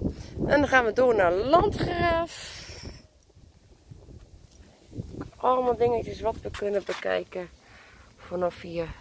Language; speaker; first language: Dutch; native; Dutch